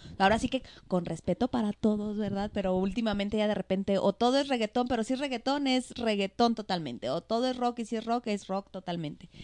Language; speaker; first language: Spanish; native; Spanish